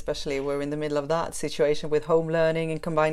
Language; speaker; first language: English; non-native, fluent; Swedish